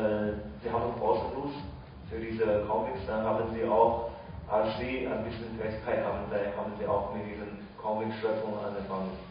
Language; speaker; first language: German; non-native, fluent; Chinese